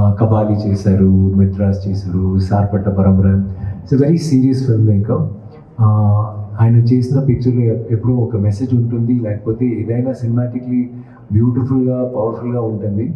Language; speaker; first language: Telugu; non-native, learner; Tamil